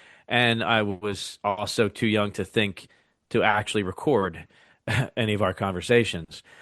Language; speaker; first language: English; native; English